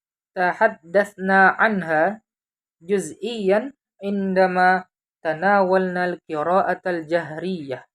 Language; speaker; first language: Arabic; non-native, fluent; Indonesian